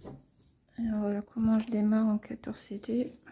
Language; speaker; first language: French; native; French